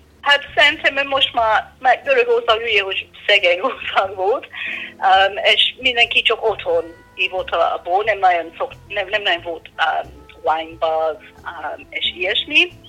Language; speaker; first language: Hungarian; non-native, learner; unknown